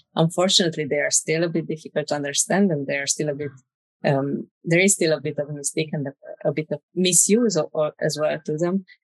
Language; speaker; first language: English; non-native, fluent; Romanian